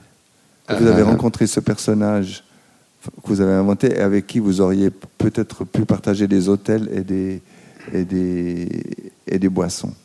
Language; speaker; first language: French; native; French